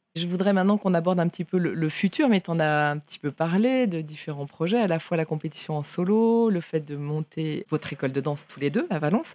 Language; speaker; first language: French; native; French